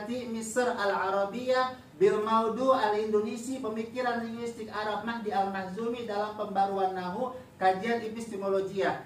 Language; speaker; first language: Arabic; non-native, fluent; Indonesian